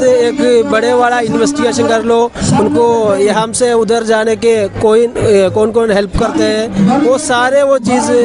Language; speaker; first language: Hindi; non-native, local second language; Malayalam